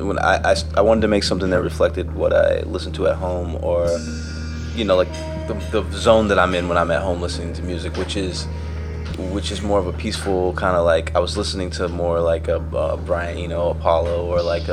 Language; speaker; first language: English; native; English